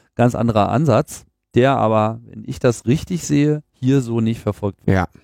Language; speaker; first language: German; native; German